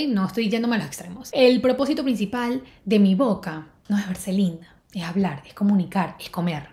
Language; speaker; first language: Spanish; native; Spanish